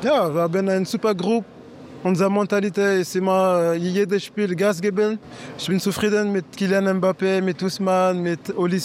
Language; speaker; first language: German; non-native, fluent; French